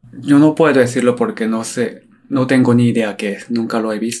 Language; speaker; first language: Spanish; non-native, learner; Korean